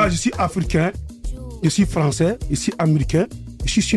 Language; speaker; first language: French; early bilingual, other home language; Soninke